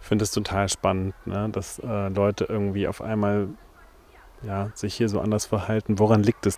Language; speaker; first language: German; native; German